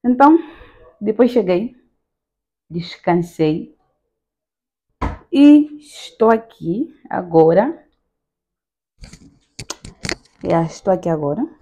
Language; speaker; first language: Portuguese; native; Portuguese